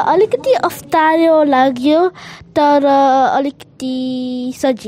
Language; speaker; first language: Nepali; early bilingual, heritage; Nepali